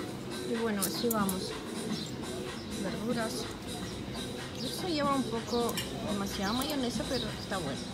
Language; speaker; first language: Spanish; non-native, fluent; Russian